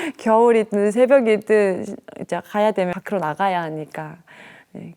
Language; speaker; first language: Korean; non-native, fluent; Mongolian